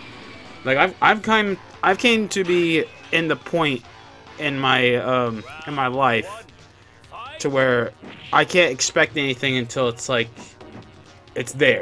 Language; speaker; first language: English; native; English